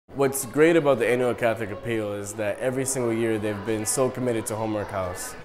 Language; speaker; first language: English; native; English